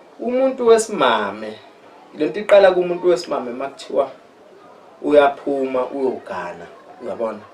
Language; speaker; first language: Zulu; native; Zulu